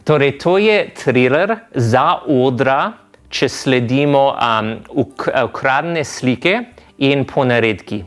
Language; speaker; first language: Slovenian; non-native, fluent; English